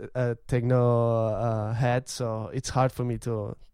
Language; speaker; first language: English; non-native, fluent; Catalan